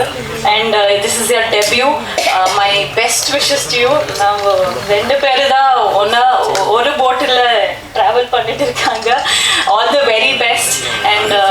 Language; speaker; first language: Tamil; non-native, learner; Kannada